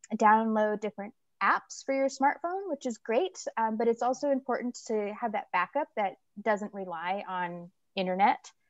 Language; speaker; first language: English; native; English